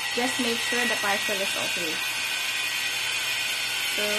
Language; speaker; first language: English; non-native, local second language; Filipino